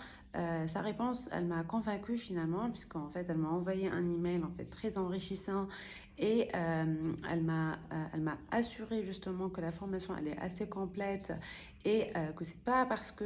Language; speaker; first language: French; non-native, local second language; Arabic